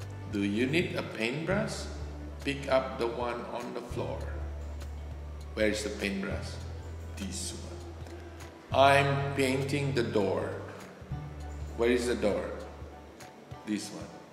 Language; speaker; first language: English; non-native, fluent; Indonesian